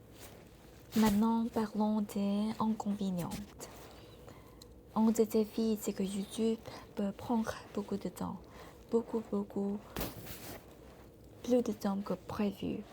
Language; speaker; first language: French; non-native, learner; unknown